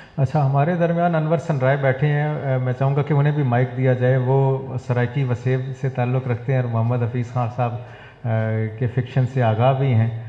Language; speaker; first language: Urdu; non-native, local second language; Saraiki